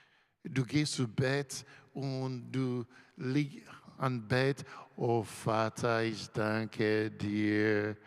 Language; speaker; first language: German; non-native, learner; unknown